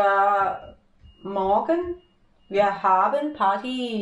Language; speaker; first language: German; non-native, learner; Thai